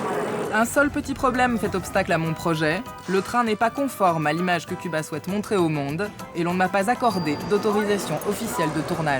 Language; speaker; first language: French; native; French